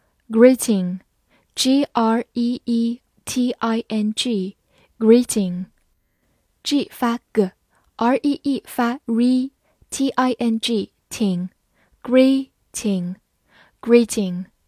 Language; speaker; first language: English; non-native, fluent; Chinese